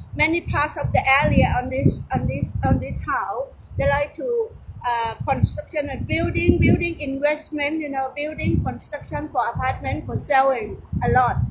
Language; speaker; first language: English; non-native, learner; Thai